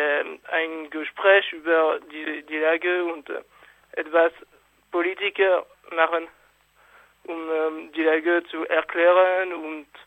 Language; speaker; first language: German; non-native, fluent; French